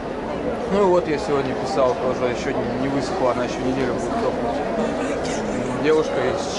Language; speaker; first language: Russian; native; Russian